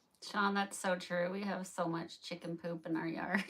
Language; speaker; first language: English; native; English